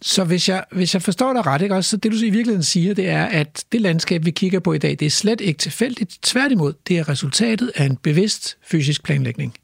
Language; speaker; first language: Danish; native; Danish